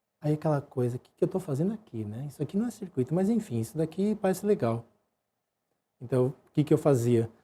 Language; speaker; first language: Portuguese; early bilingual, other home language; Japanese